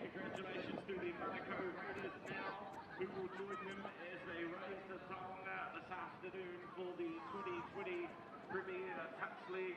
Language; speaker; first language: English; native; English